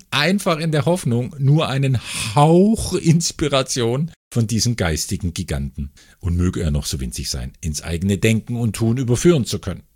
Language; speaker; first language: German; native; German